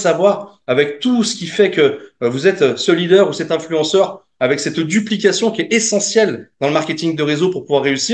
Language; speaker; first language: French; native; French